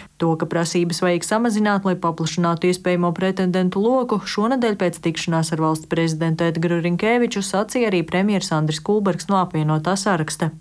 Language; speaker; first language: Latvian; native; Latvian